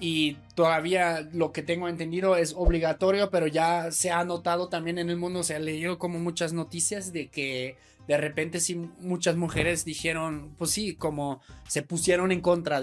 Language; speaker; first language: Spanish; native; Spanish